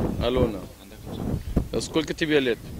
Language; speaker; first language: Russian; non-native, learner; Arabic